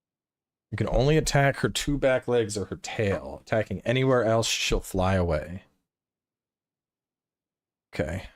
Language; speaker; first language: English; native; English